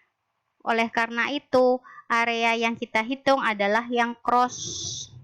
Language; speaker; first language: Indonesian; native; Indonesian